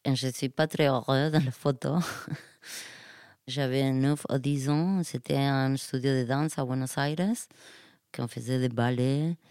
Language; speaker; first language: French; non-native, fluent; Spanish